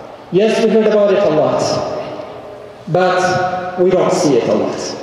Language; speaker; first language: English; non-native, fluent; Arabic